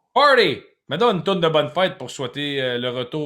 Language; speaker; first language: French; native; French